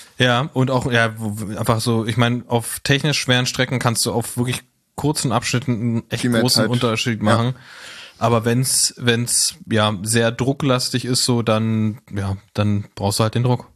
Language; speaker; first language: German; native; German